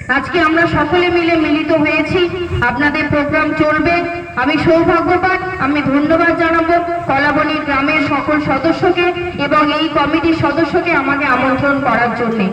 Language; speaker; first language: Bangla; non-native, local second language; Santali